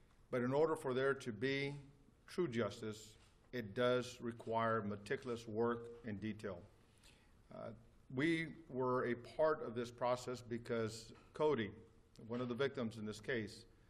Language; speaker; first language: English; early bilingual, other home language; Spanish